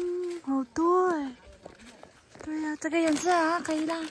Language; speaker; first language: Chinese; non-native, local second language; Filipino